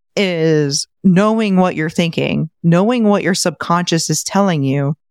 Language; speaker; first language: English; native; English